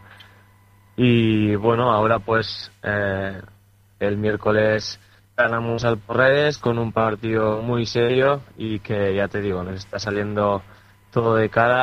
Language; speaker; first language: Spanish; native; Spanish